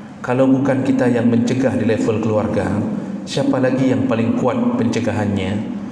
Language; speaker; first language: Malay; non-native, local second language; Achinese